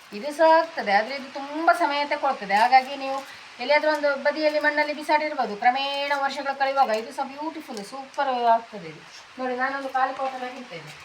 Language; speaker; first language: Kannada; non-native, local second language; Tulu